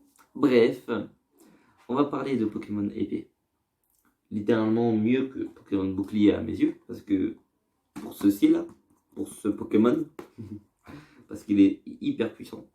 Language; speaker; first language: French; native; French